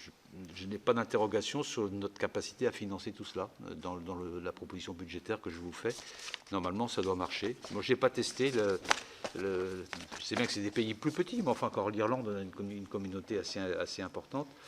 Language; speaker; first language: French; native; French